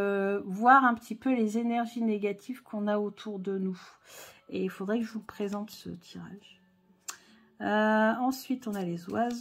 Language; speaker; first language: French; native; French